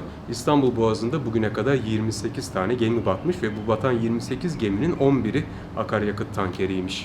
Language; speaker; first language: Turkish; native; Turkish